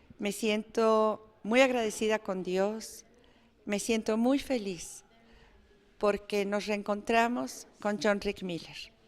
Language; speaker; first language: Spanish; native; Spanish